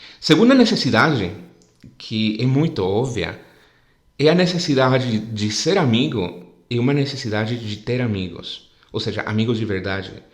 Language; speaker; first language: Portuguese; non-native, fluent; Spanish